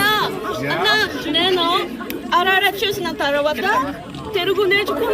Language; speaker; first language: Telugu; non-native, learner; Japanese